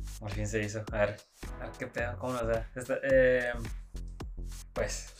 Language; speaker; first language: Spanish; native; Spanish